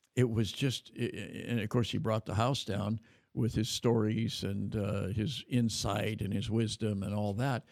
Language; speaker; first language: English; native; English